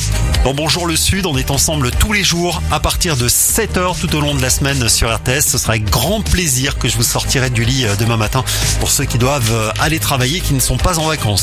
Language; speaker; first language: French; native; French